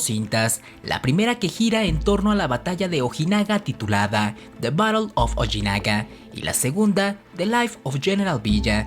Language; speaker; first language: Spanish; native; Spanish